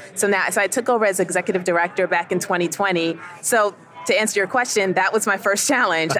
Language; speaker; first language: English; native; English